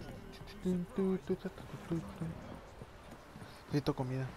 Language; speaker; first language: Spanish; early bilingual, heritage; Spanish